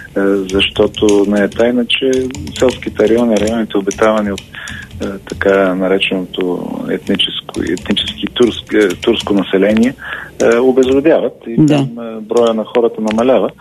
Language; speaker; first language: Bulgarian; native; Bulgarian